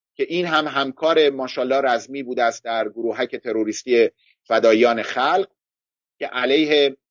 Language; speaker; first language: Persian; non-native, local second language; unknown